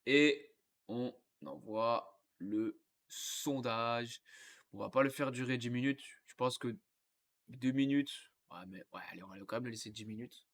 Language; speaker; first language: French; native; French